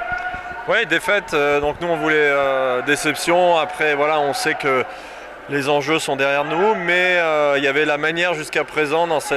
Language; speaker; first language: French; native; French